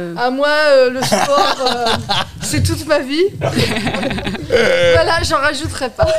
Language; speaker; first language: French; native; French